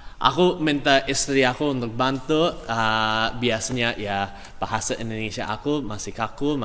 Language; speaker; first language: Indonesian; non-native, fluent; English